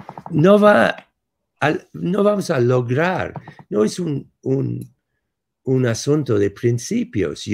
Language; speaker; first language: Spanish; non-native, fluent; English